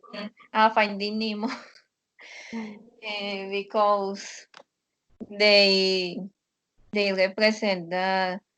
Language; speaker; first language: English; non-native, learner; Spanish